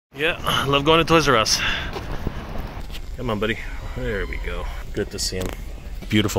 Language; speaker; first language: English; native; English